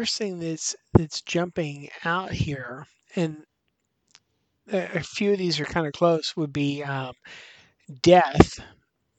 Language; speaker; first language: English; native; English